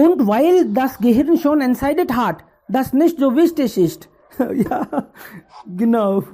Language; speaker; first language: German; non-native, learner; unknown